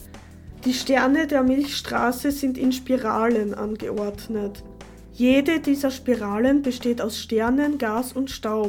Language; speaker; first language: German; native; German